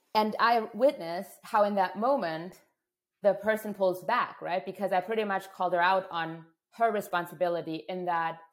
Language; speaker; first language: English; non-native, fluent; German